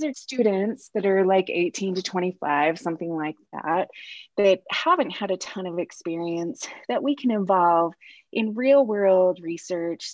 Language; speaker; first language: English; native; English